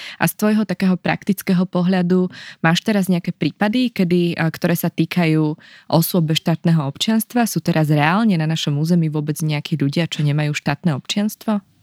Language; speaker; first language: Slovak; native; Slovak